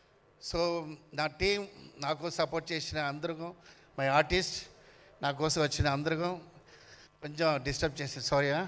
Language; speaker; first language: Telugu; non-native, learner; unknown